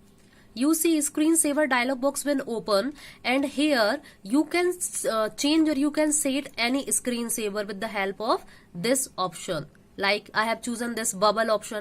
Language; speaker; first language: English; non-native, local second language; Hindi